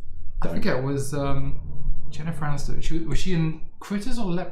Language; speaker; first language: English; native; English